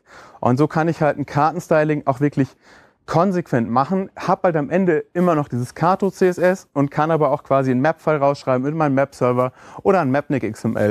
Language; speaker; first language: German; native; German